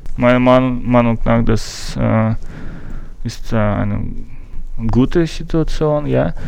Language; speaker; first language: German; non-native, learner; Russian